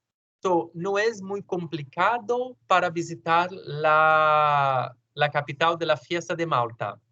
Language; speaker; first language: Spanish; non-native, learner; Portuguese